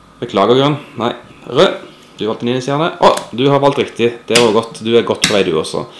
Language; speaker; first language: Norwegian; native; Norwegian